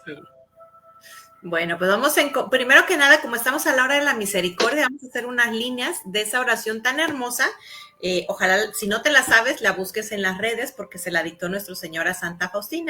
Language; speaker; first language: Spanish; native; Spanish